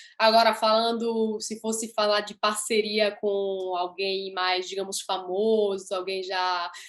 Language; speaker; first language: Portuguese; early bilingual, heritage; Portuguese